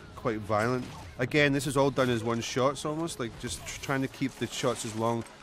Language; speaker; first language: English; native; English